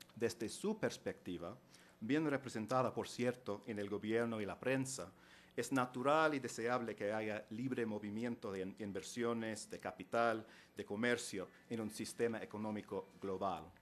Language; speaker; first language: Spanish; non-native, fluent; English